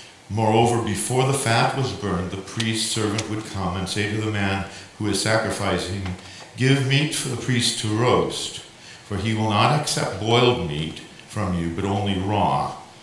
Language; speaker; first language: English; native; English